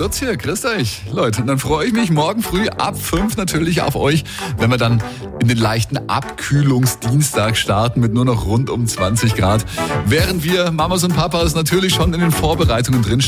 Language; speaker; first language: German; native; German